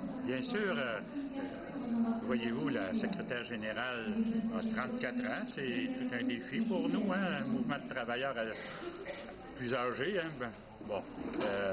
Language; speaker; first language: French; native; French